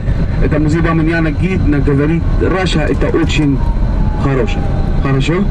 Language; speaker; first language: Russian; non-native, learner; Arabic